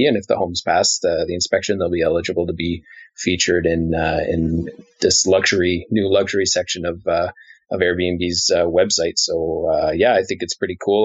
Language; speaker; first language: English; native; English